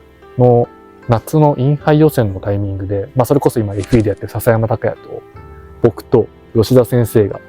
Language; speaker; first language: Japanese; native; Japanese